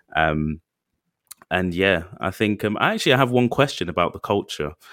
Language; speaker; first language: English; native; English